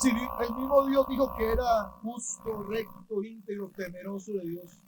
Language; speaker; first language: Spanish; native; Spanish